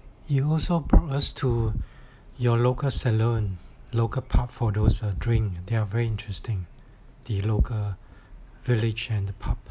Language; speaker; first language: English; non-native, learner; Catalan